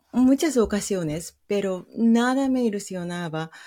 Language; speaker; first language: Spanish; non-native, fluent; Japanese